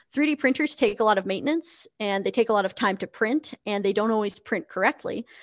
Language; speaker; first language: English; native; English